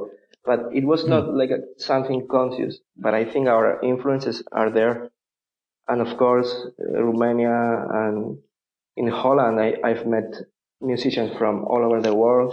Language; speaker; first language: English; non-native, fluent; Spanish